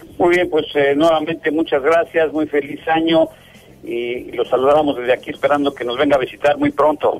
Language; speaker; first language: Spanish; native; Spanish